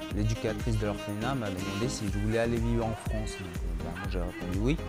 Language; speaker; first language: French; early bilingual, other home language; Latvian